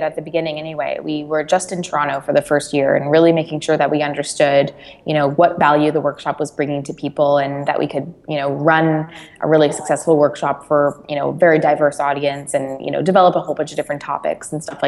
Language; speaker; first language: English; native; English